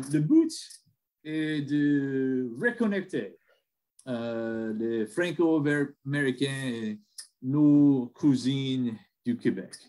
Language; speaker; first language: French; non-native, learner; English